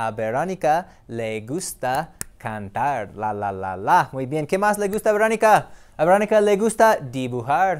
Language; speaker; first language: Spanish; non-native, fluent; English